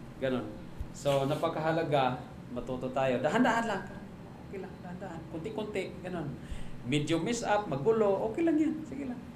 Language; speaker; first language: Filipino; non-native, local second language; Cebuano